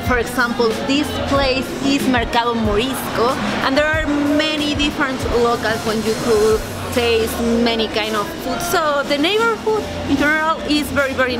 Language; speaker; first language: English; non-native, learner; Spanish